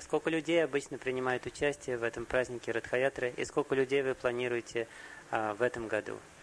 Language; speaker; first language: Russian; native; Russian